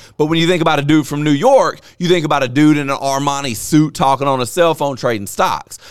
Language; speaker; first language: English; native; English